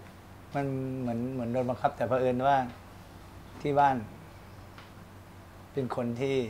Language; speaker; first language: Thai; native; Thai